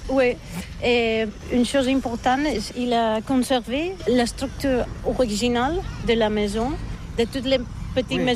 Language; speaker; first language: French; non-native, learner; Catalan